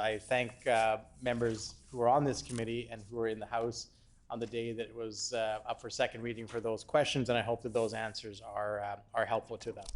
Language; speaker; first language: English; native; English